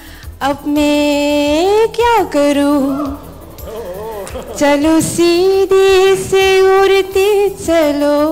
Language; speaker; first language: Hindi; non-native, local second language; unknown